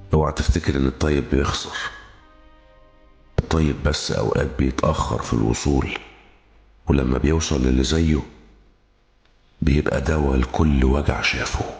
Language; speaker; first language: Arabic; native; Arabic